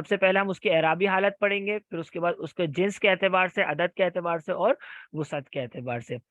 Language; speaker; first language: Urdu; native; Urdu